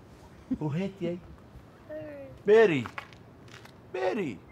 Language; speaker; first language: Dutch; non-native, learner; Arabic